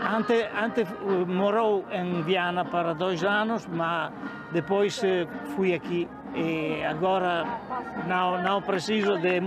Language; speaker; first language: Portuguese; non-native, learner; Italian